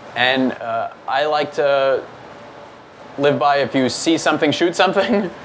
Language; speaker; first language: English; native; English